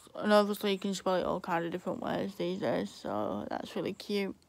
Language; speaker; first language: English; native; English